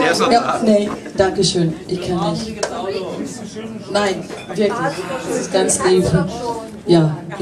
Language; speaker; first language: German; non-native, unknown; English